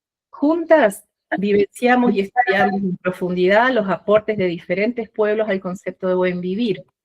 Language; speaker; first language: Spanish; native; Spanish